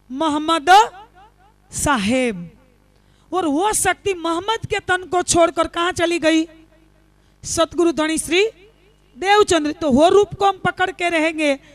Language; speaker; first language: Hindi; non-native, local second language; Gujarati